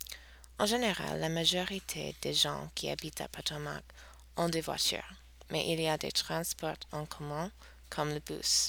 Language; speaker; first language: French; non-native, learner; English